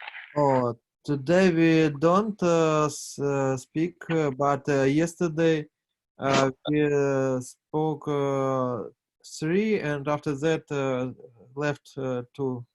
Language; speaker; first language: English; non-native, learner; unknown